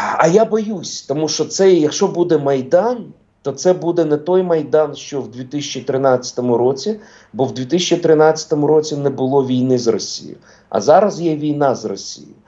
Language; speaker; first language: Ukrainian; non-native, local second language; Russian